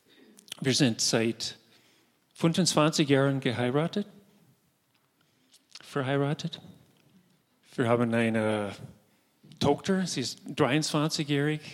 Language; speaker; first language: German; non-native, fluent; English